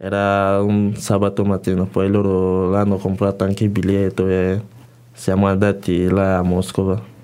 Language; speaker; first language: Italian; non-native, learner; Igbo